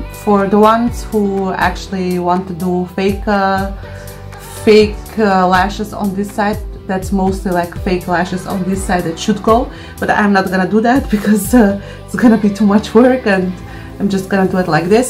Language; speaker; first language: English; non-native, fluent; Macedonian